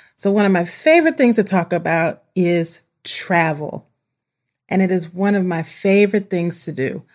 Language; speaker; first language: English; native; English